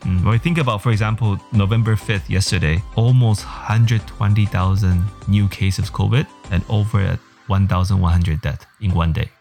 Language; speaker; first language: English; early bilingual, other home language; Chinese